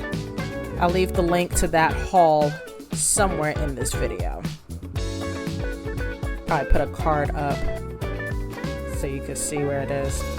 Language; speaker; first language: English; native; English